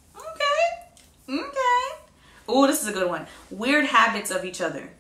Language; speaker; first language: English; native; English